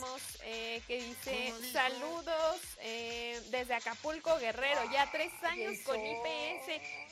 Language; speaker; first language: Spanish; native; Spanish